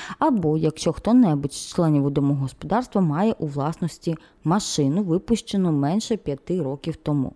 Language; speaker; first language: Ukrainian; non-native, local second language; Russian